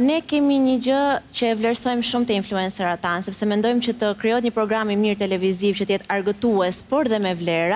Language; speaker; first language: Albanian; native; Albanian